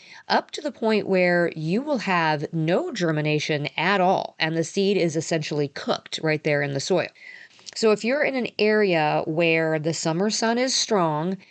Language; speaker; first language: English; native; English